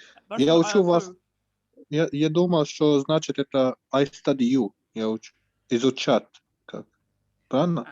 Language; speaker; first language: Russian; non-native, learner; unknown